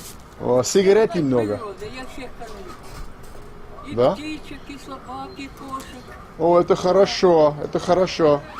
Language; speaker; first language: Russian; non-native, learner; English